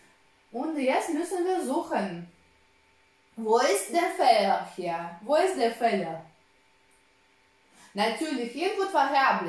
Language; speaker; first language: German; non-native, fluent; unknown